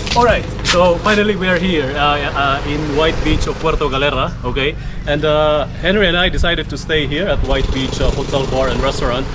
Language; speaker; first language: English; non-native, local second language; Cebuano